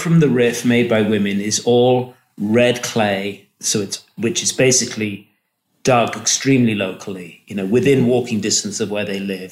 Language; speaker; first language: English; native; English